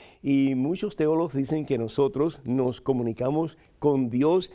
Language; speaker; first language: Spanish; native; Spanish